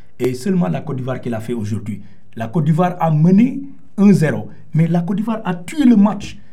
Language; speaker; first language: French; non-native, local second language; Wolof